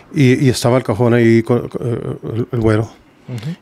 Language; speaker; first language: Spanish; early bilingual, heritage; Spanish